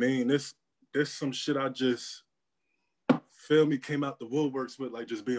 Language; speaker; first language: English; native; English